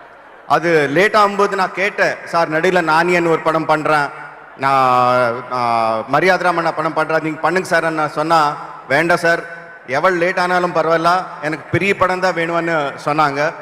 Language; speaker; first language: Tamil; non-native, local second language; Telugu